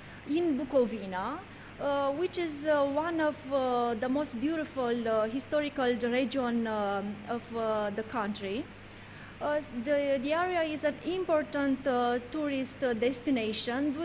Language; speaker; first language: English; non-native, learner; Romanian